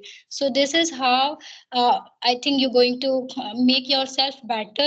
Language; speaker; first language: English; non-native, learner; Hindi